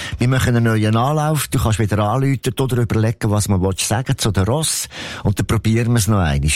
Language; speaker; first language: German; native; German